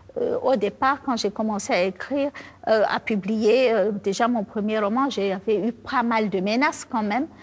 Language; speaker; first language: French; non-native, local second language; Fula